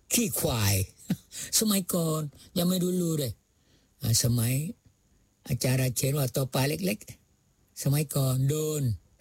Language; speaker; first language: Thai; non-native, local second language; Malay